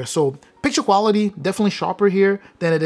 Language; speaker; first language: English; native; English